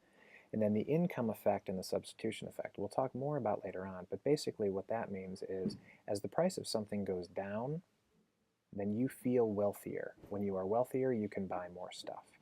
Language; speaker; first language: English; native; English